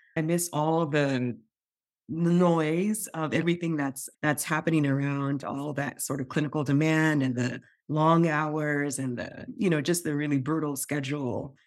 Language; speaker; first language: English; non-native, local second language; Yoruba